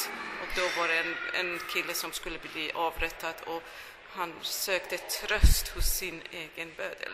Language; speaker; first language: Swedish; non-native, fluent; Persian